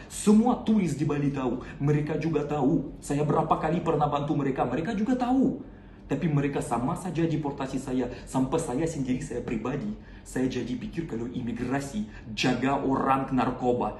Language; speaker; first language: Indonesian; non-native, learner; Russian